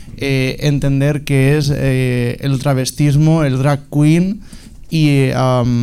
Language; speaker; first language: Spanish; native; Spanish